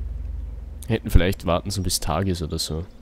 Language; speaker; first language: German; native; German